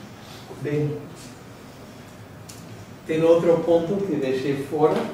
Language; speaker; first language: Portuguese; non-native, fluent; English